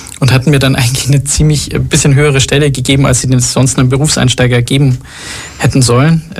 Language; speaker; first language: German; early bilingual, other home language; Arabic